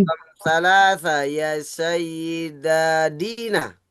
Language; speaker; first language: Arabic; non-native, fluent; Indonesian